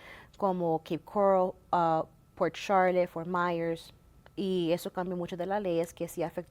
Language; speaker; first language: Spanish; early bilingual, heritage; Spanish